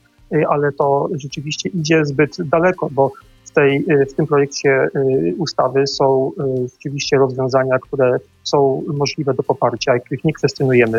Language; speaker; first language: Polish; native; Polish